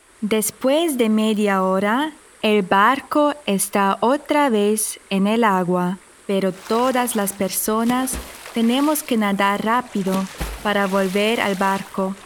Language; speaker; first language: Spanish; non-native, fluent; German